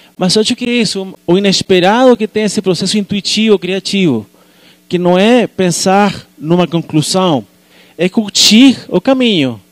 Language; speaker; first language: Portuguese; non-native, fluent; Spanish